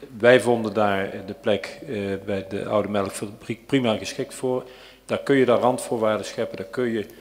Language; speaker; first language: Dutch; native; Dutch